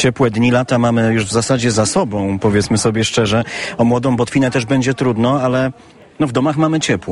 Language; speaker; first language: Polish; native; Polish